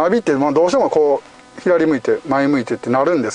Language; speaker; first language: Japanese; native; Japanese